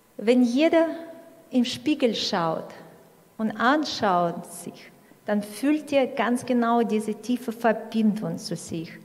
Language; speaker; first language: German; non-native, fluent; Russian